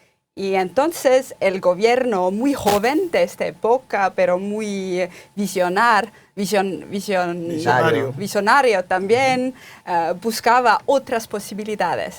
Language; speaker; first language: Spanish; non-native, fluent; Estonian